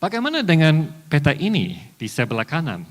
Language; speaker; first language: Indonesian; non-native, fluent; English